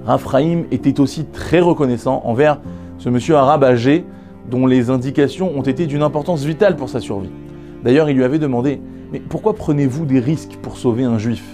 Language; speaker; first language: French; native; French